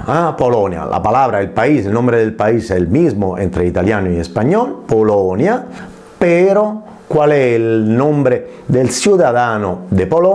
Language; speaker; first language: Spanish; non-native, fluent; Italian